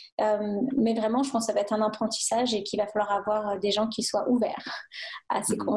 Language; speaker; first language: French; native; French